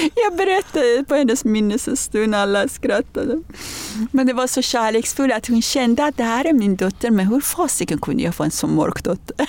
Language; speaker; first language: Swedish; non-native, fluent; Persian